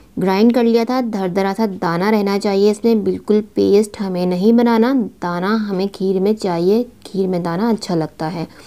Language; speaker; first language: Urdu; native; Urdu